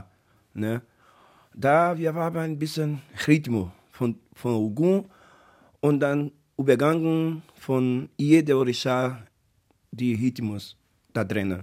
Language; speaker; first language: German; non-native, learner; Portuguese